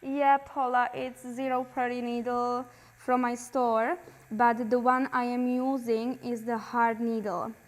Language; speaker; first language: English; non-native, fluent; Slovak